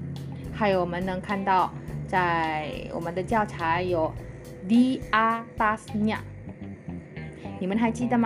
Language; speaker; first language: Chinese; non-native, fluent; Indonesian